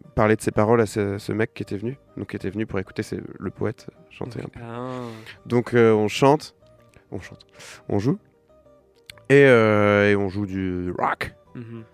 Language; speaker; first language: French; native; French